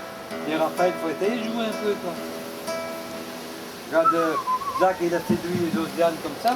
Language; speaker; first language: French; native; French